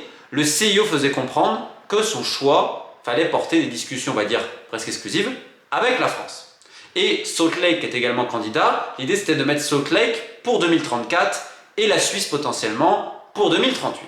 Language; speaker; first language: French; native; French